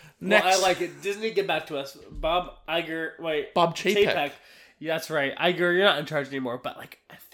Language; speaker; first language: English; native; English